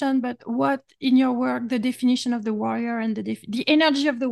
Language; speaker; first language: English; non-native, fluent; French